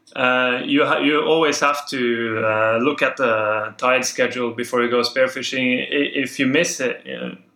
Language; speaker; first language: English; non-native, fluent; Norwegian